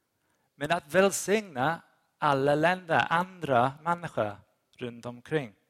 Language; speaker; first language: Swedish; non-native, fluent; English